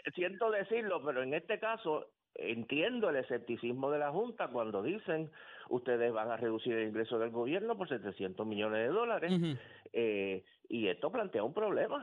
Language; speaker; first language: Spanish; native; Spanish